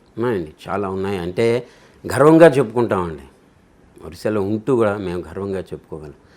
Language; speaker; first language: Telugu; native; Telugu